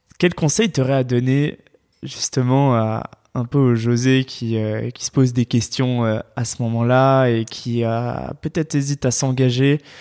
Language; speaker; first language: French; native; French